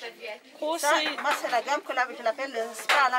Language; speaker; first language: French; native; French